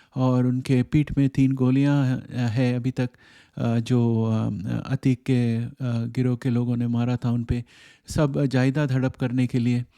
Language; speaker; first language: Hindi; native; Hindi